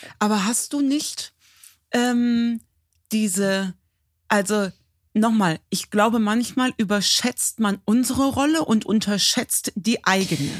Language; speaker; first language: German; native; German